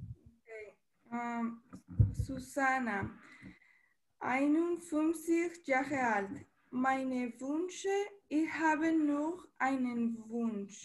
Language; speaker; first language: German; non-native, learner; Spanish